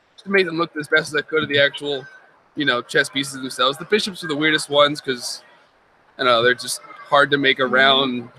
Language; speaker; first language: English; native; English